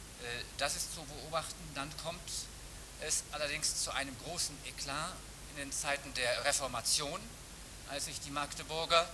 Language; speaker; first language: German; native; German